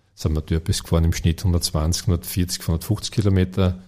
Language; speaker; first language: German; native; German